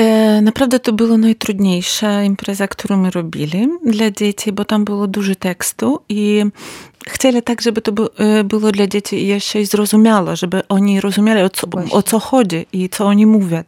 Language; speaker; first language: Polish; non-native, learner; Ukrainian